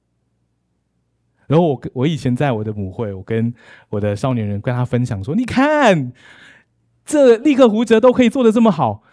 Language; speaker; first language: Chinese; native; Chinese